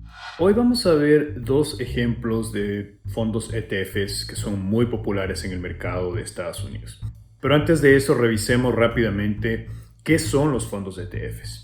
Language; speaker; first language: Spanish; native; Spanish